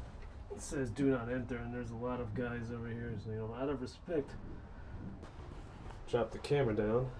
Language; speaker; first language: English; native; English